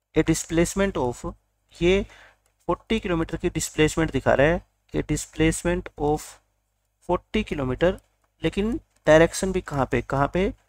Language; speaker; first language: Hindi; native; Hindi